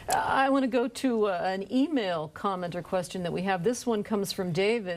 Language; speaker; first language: English; native; English